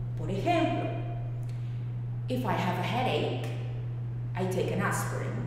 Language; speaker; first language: English; non-native, fluent; Spanish